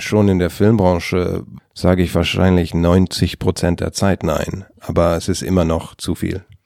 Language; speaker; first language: German; non-native, fluent; English